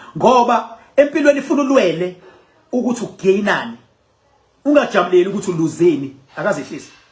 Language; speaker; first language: Zulu; native; Zulu